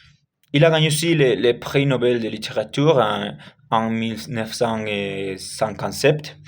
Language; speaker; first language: French; non-native, learner; Spanish